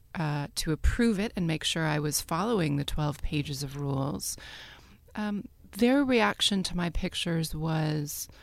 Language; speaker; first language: English; native; English